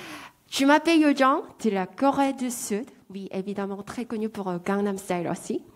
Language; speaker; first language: French; non-native, fluent; Korean